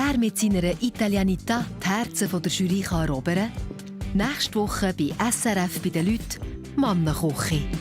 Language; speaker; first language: German; native; German